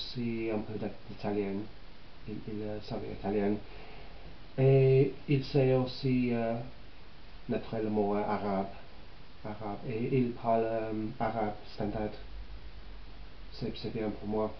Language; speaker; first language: French; non-native, learner; English